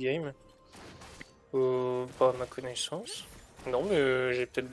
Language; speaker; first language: French; native; French